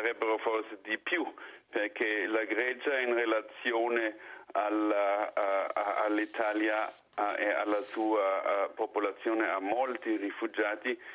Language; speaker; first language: Italian; non-native, fluent; German